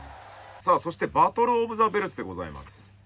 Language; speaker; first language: Japanese; native; Japanese